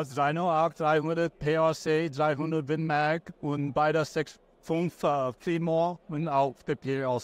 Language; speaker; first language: German; non-native, learner; English